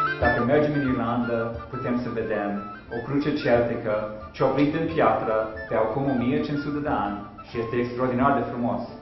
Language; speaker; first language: Romanian; non-native, fluent; English